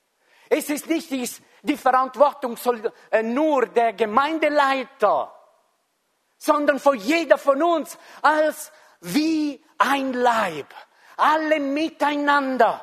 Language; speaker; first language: German; non-native, fluent; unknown